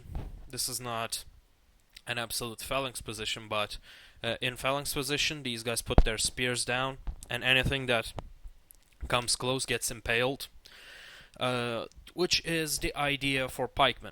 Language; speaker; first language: English; non-native, fluent; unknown